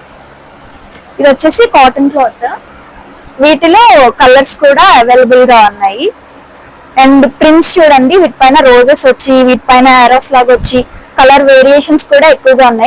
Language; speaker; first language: Telugu; native; Telugu